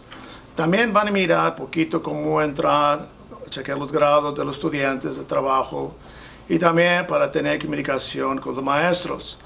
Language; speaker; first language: Spanish; non-native, fluent; English